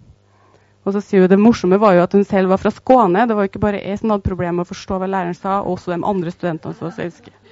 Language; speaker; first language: Norwegian; native; Norwegian